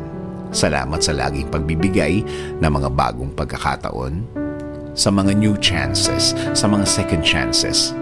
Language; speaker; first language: Filipino; native; Filipino